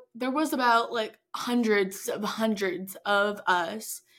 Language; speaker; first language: English; native; English